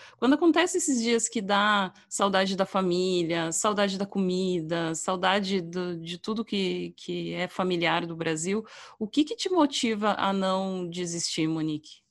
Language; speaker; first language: Portuguese; native; Portuguese